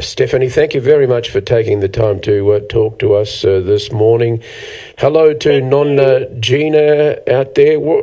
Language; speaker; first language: English; early bilingual, other home language; Italian